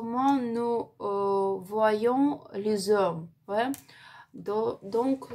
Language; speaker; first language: French; non-native, learner; Ukrainian